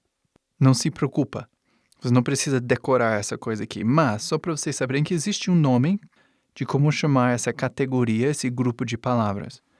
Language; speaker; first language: Portuguese; non-native, fluent; English